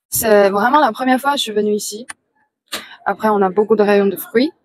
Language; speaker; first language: French; non-native, fluent; Chinese